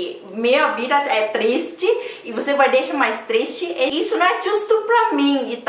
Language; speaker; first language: Portuguese; non-native, learner; Thai